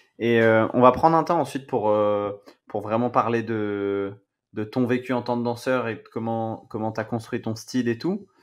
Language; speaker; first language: French; native; French